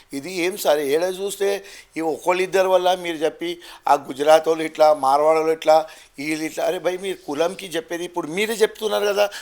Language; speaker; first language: Telugu; non-native, local second language; Gujarati